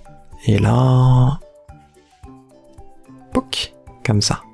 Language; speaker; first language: French; native; French